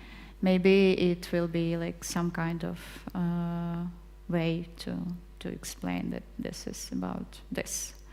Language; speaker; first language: English; non-native, fluent; Ukrainian